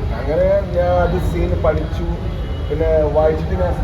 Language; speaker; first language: Malayalam; non-native, learner; Kannada